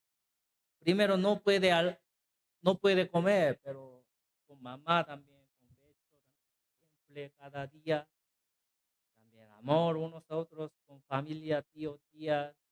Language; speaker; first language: Spanish; non-native, learner; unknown